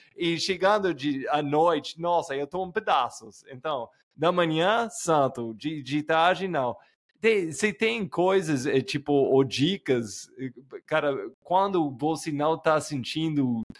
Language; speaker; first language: Portuguese; non-native, fluent; English